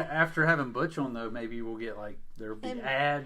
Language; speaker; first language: English; native; English